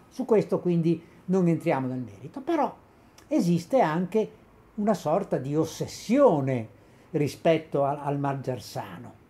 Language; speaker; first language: Italian; native; Italian